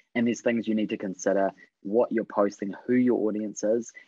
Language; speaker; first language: English; native; English